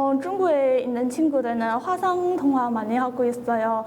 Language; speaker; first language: Korean; non-native, fluent; Chinese